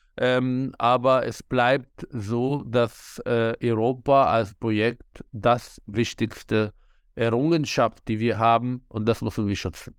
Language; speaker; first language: German; non-native, fluent; Arabic